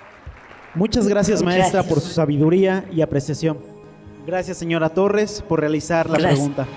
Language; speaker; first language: Spanish; native; Spanish